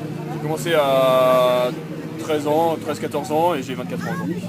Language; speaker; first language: French; native; French